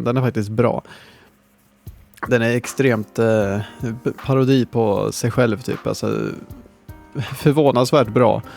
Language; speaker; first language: Swedish; native; Swedish